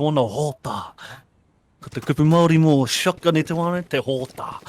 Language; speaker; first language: Māori; non-native, local second language; English